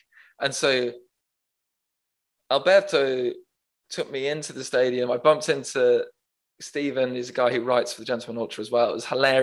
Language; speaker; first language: English; native; English